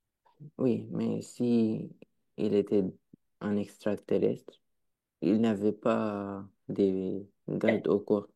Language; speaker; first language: French; non-native, learner; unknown